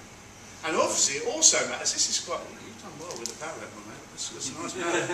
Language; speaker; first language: English; native; English